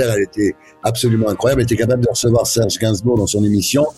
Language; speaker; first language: French; early bilingual, other home language; Italian